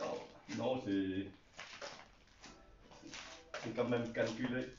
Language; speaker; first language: French; non-native, learner; Chinese